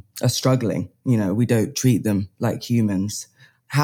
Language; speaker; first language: English; native; English